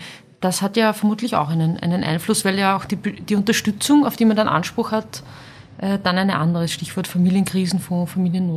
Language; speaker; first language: German; native; German